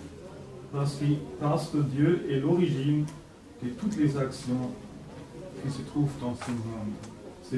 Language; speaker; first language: French; non-native, fluent; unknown